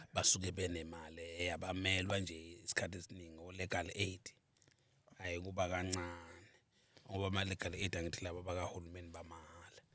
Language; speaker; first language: Zulu; native; Zulu